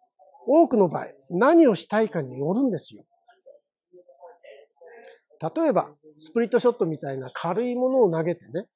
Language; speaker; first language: Japanese; native; Japanese